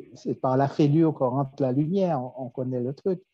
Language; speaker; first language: French; native; French